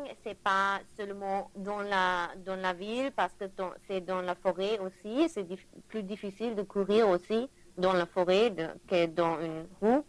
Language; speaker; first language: French; non-native, learner; German